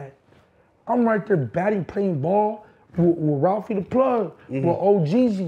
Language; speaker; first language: English; native; English